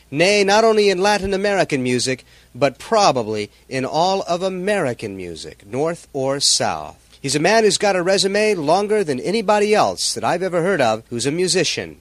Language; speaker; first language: English; native; English